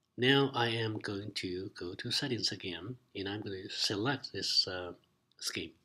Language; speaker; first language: English; non-native, fluent; Chinese